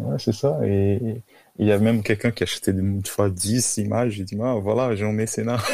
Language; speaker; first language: French; non-native, fluent; Portuguese